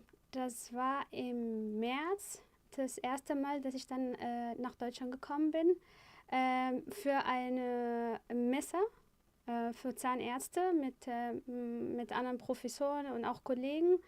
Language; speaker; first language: German; non-native, fluent; Arabic